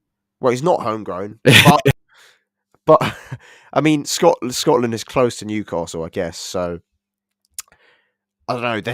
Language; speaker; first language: English; native; English